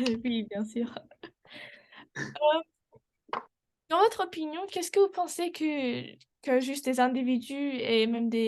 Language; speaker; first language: French; non-native, learner; English